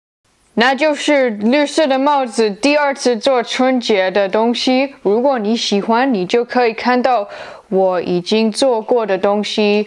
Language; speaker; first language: Chinese; non-native, learner; English